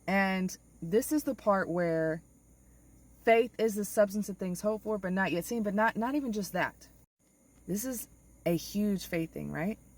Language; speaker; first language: English; native; English